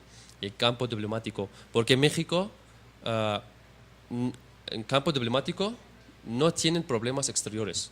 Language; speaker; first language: Spanish; non-native, learner; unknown